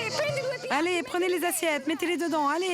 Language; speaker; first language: French; native; French